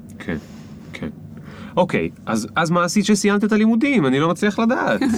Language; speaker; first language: Hebrew; native; Hebrew